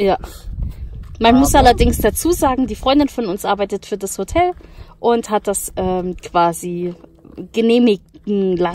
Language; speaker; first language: German; native; German